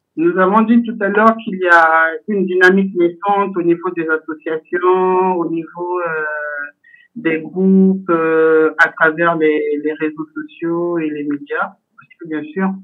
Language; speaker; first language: French; native; French